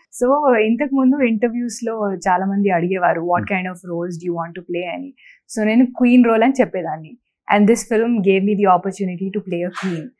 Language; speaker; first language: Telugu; non-native, local second language; Hindi